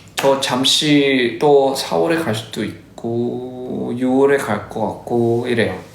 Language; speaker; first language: Korean; early bilingual, other home language; English